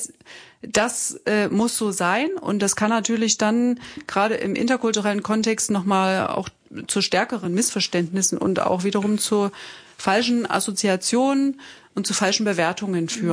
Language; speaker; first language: German; native; German